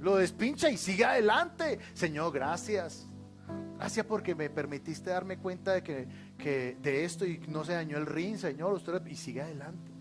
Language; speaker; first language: Spanish; native; Spanish